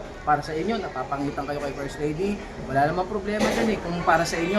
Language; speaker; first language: Filipino; native; Filipino